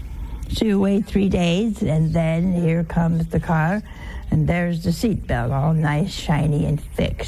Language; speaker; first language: English; native; English